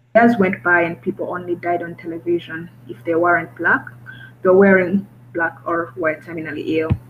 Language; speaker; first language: English; non-native, local second language; Kinyarwanda